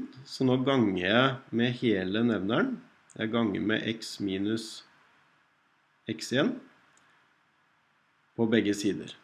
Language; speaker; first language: Norwegian; native; Norwegian